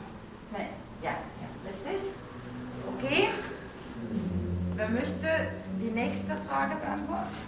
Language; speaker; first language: German; non-native, fluent; Arabic